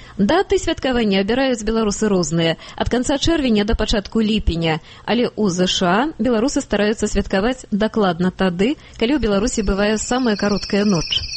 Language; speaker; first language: Belarusian; native; Belarusian